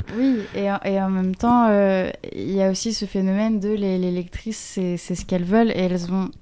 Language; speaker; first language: French; native; French